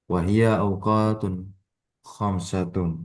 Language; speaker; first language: Arabic; non-native, fluent; Indonesian